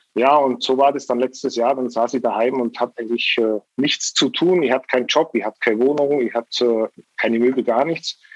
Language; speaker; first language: German; native; German